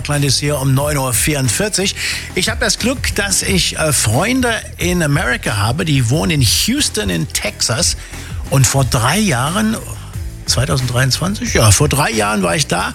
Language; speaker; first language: German; native; German